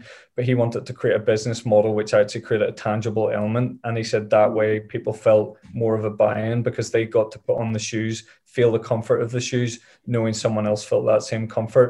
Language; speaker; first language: English; native; English